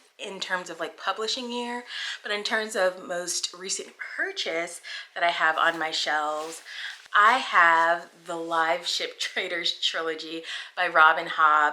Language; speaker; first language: English; native; English